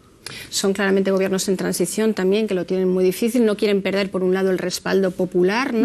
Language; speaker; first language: Spanish; native; Spanish